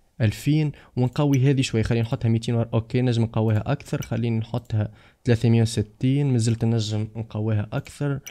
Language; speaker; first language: Arabic; native; Arabic